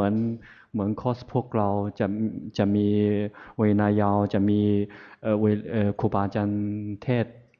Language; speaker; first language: Thai; non-native, fluent; Chinese